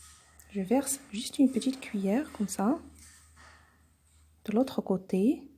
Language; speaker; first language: French; non-native, local second language; Arabic